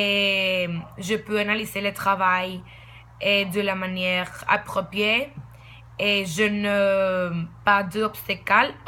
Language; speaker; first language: French; non-native, learner; Spanish